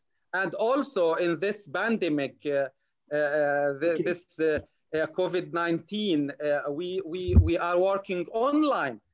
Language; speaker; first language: English; non-native, learner; Arabic